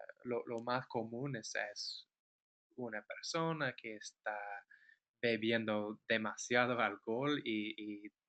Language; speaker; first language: Spanish; non-native, fluent; English